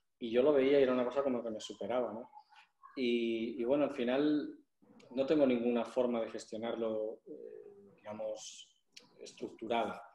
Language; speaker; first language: Spanish; native; Spanish